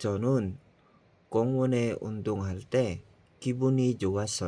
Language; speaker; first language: Korean; non-native, fluent; Filipino